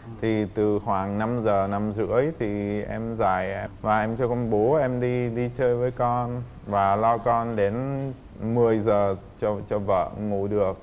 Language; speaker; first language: Vietnamese; non-native, fluent; Czech